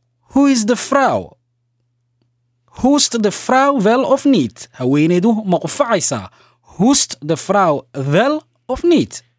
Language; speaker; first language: Dutch; non-native, learner; Somali